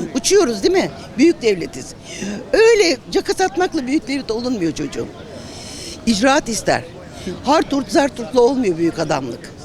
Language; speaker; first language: Turkish; native; Turkish